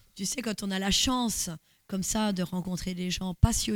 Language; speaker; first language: French; native; French